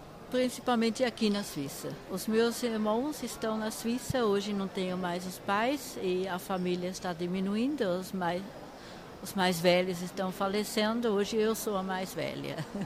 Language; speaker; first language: Portuguese; non-native, fluent; German